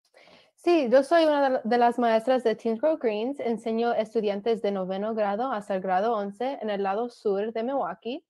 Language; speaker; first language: Spanish; early bilingual, other home language; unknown